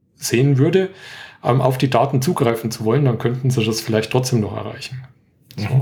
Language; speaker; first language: German; native; German